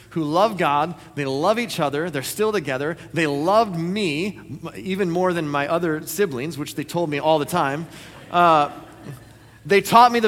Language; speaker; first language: English; native; English